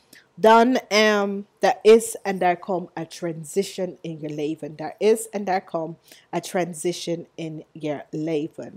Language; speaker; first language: Dutch; non-native, learner; English